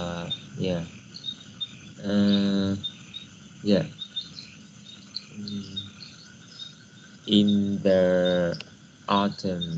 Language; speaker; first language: English; non-native, learner; Vietnamese